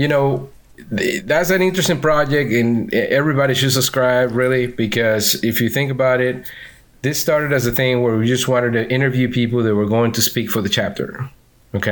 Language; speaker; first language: English; non-native, fluent; Spanish